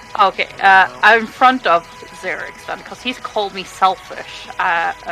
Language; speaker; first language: English; non-native, fluent; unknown